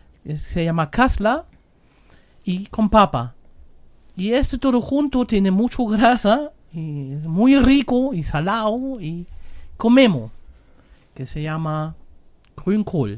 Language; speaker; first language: Spanish; non-native, fluent; German